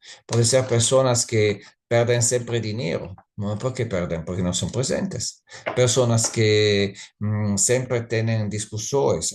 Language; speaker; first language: Spanish; non-native, learner; Italian